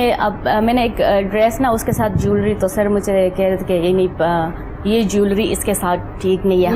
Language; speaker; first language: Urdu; non-native, local second language; Pashto